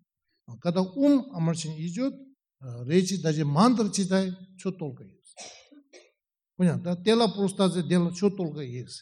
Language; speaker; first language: Russian; non-native, learner; Tibetan